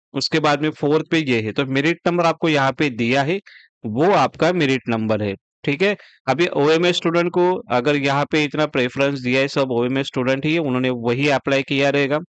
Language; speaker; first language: Hindi; non-native, local second language; Marathi